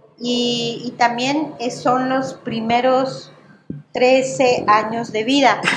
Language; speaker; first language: Spanish; non-native, local second language; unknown